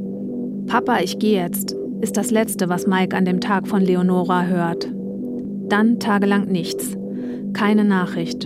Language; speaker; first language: German; native; German